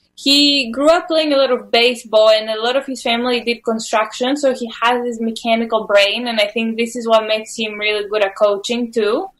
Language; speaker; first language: English; non-native, fluent; Greek